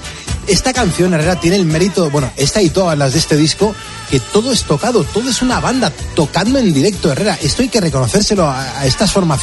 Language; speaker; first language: Spanish; native; Spanish